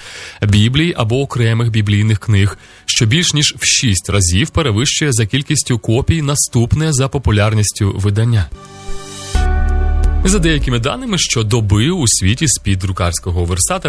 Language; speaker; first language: Ukrainian; native; Ukrainian